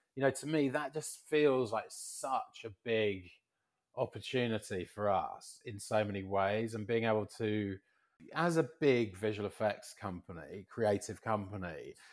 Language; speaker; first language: English; native; English